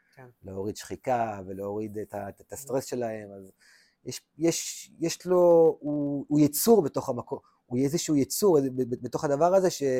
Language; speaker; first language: Hebrew; native; Hebrew